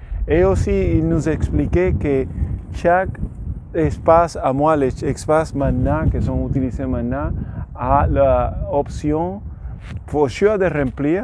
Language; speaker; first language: French; non-native, learner; Spanish